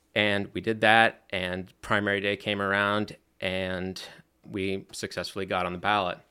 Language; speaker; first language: English; native; English